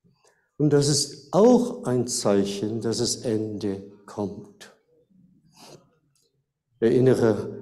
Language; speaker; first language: German; non-native, fluent; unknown